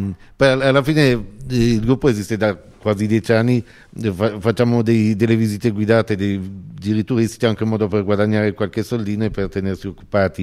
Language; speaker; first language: Italian; native; Italian